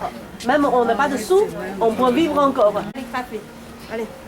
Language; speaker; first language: French; non-native, learner; Chinese